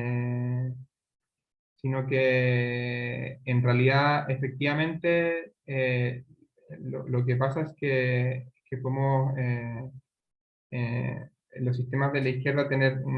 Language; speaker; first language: Spanish; native; Spanish